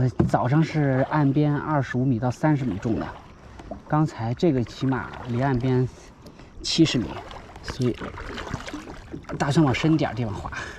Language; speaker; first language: Chinese; native; Chinese